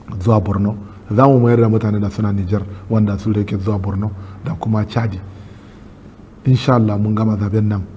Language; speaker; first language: Hausa; non-native, local second language; Kanuri